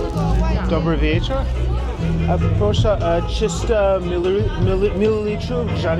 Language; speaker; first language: Polish; non-native, learner; English